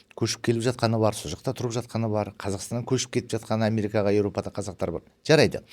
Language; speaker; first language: Kazakh; early bilingual, heritage; Kazakh